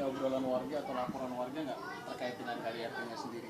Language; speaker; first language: Indonesian; native; Indonesian